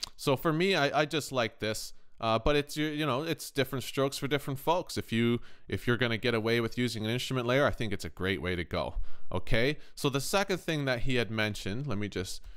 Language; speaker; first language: English; native; English